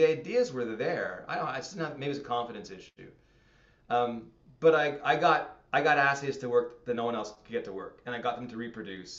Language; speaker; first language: English; native; English